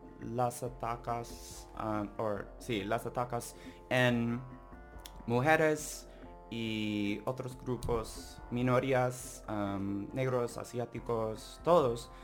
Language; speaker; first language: Spanish; non-native, learner; English